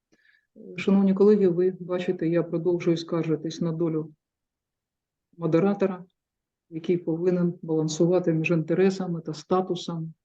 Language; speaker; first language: Ukrainian; native; Ukrainian